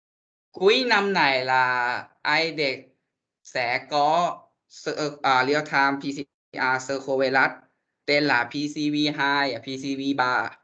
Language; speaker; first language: Vietnamese; non-native, learner; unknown